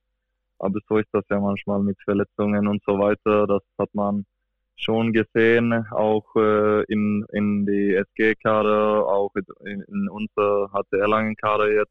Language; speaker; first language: German; non-native, fluent; Swedish